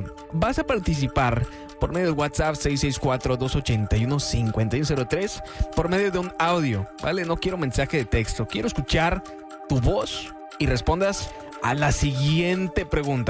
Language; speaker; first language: Spanish; native; Spanish